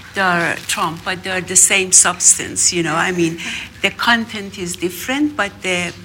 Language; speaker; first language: English; non-native, fluent; Persian